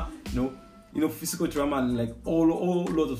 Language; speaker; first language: English; non-native, local second language; Yoruba